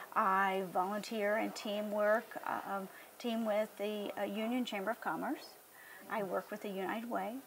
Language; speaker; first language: English; native; English